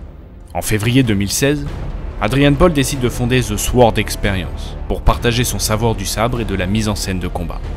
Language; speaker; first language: French; native; French